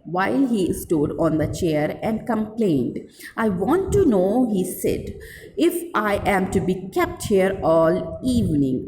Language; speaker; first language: English; non-native, local second language; Hindi